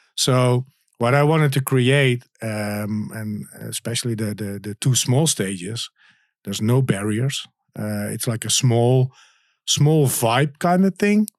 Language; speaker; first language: English; non-native, fluent; Dutch